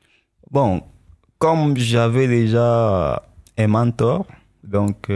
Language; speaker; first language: French; non-native, local second language; Swahili